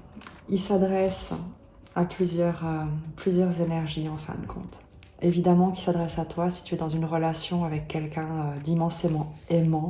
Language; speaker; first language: French; native; French